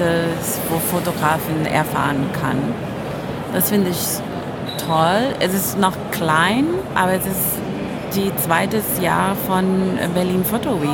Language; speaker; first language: German; non-native, fluent; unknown